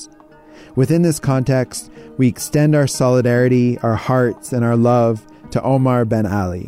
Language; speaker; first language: English; native; English